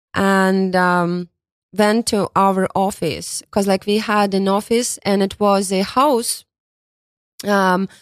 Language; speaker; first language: English; non-native, fluent; Ukrainian